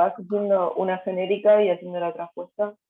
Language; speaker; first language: Spanish; native; Spanish